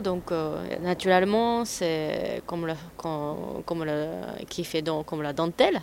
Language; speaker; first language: French; non-native, learner; Japanese